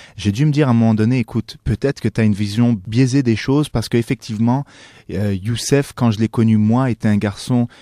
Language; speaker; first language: French; non-native, local second language; Arabic